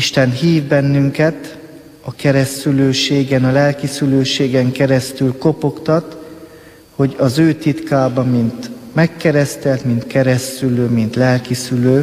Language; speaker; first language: Hungarian; native; Hungarian